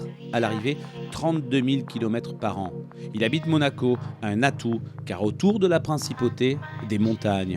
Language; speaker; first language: French; native; French